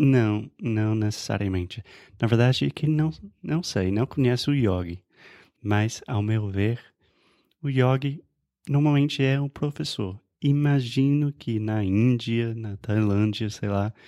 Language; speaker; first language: Portuguese; non-native, fluent; English